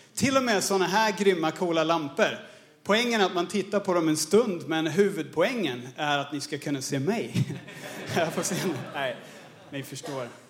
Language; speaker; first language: Swedish; non-native, fluent; English